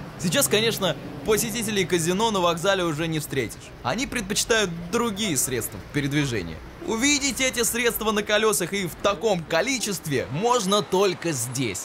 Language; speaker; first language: Russian; native; Russian